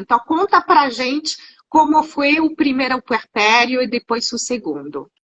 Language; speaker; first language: Portuguese; non-native, fluent; French